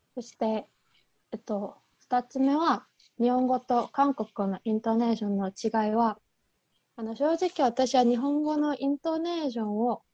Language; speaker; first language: Japanese; non-native, fluent; Korean